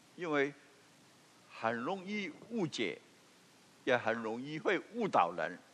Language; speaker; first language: Chinese; non-native, local second language; Cantonese